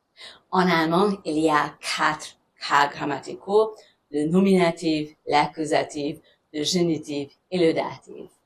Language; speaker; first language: French; non-native, fluent; German